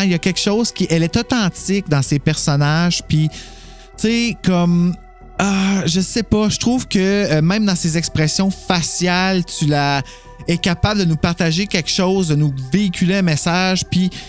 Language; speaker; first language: French; native; French